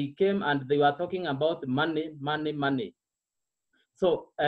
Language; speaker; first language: English; non-native, local second language; Meru